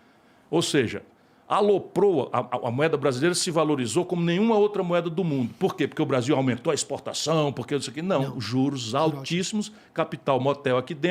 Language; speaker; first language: Portuguese; native; Portuguese